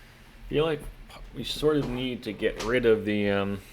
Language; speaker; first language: English; native; English